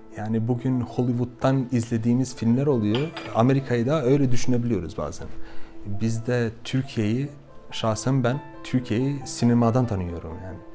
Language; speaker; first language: Turkish; non-native, fluent; Albanian